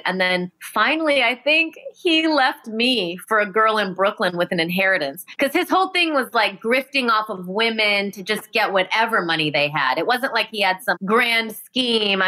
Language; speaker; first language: English; native; English